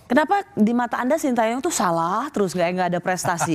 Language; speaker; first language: Indonesian; native; Indonesian